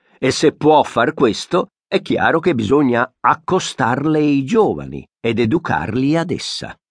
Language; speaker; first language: Italian; native; Italian